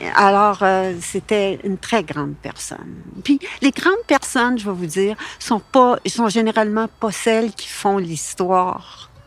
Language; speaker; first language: French; native; French